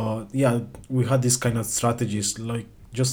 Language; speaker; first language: English; non-native, learner; Spanish